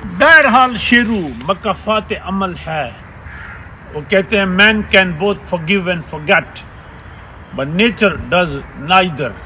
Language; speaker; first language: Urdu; non-native, local second language; Pashto